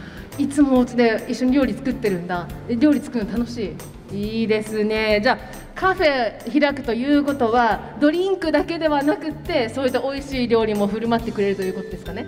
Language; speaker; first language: Japanese; native; Japanese